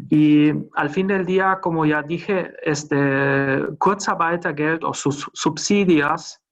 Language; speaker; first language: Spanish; non-native, fluent; German